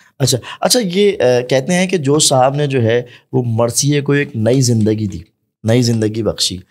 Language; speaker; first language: Urdu; native; Urdu